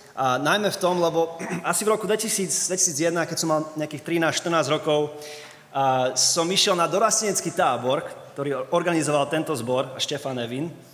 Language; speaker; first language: Slovak; early bilingual, other home language; English